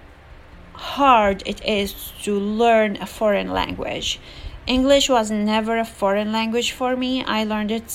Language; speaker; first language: English; non-native, fluent; Arabic